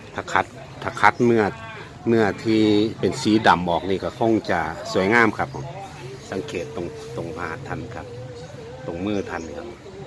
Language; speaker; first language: Thai; native; Thai